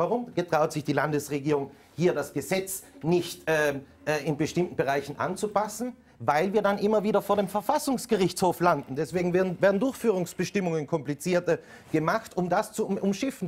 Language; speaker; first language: German; native; German